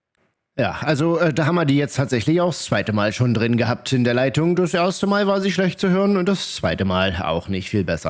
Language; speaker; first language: German; native; German